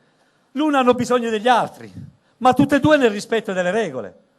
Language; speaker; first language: Italian; native; Italian